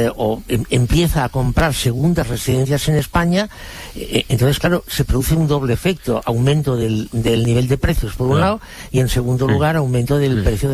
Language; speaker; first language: Spanish; native; Spanish